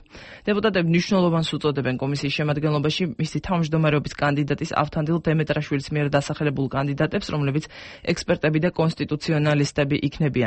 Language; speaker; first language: Georgian; native; Georgian